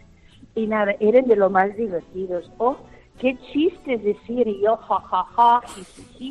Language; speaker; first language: Spanish; early bilingual, heritage; Spanish